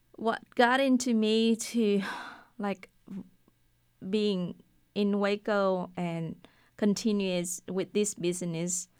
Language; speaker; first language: English; non-native, fluent; Vietnamese